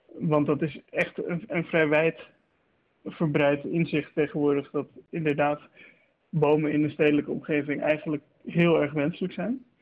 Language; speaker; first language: Dutch; native; Dutch